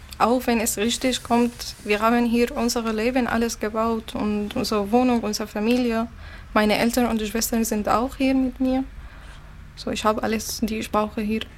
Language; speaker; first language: German; non-native, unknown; Arabic